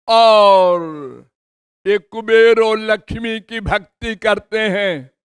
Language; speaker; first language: Hindi; native; Hindi